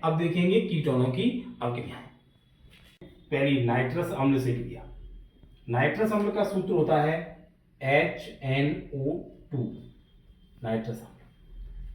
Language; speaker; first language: Hindi; native; Hindi